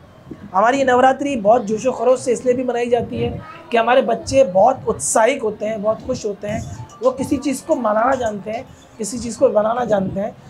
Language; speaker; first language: Urdu; non-native, local second language; Gujarati